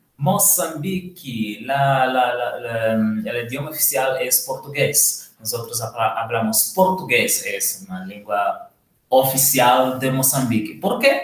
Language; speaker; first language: Spanish; non-native, learner; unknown